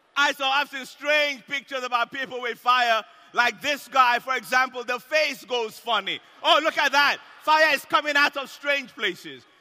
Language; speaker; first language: English; non-native, local second language; Yoruba